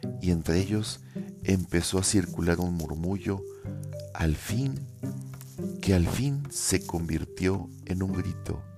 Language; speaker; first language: Spanish; native; Spanish